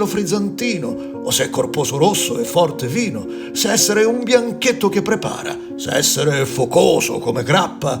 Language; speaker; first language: Italian; native; Italian